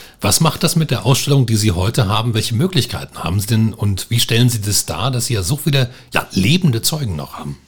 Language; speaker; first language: German; native; German